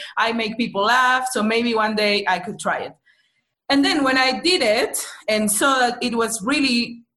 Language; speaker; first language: English; non-native, fluent; Spanish